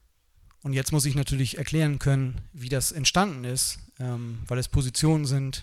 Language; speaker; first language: German; native; German